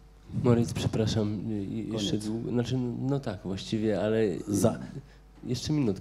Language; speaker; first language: Polish; native; Polish